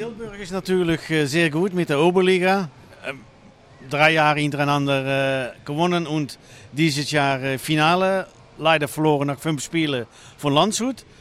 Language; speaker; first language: German; non-native, learner; Dutch